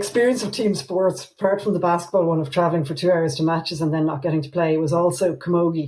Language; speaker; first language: English; native; English